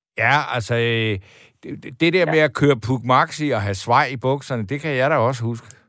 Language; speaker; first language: Danish; native; Danish